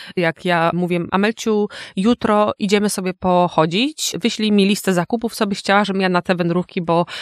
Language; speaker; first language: Polish; native; Polish